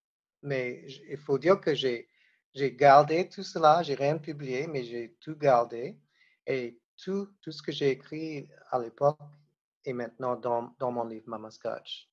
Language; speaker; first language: French; non-native, fluent; English